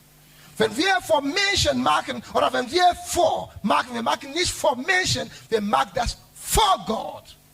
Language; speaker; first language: German; non-native, learner; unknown